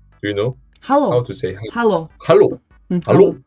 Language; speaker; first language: English; non-native, learner; Korean